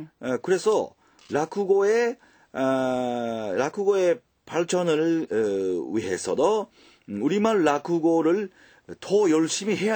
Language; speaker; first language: Korean; early bilingual, heritage; Japanese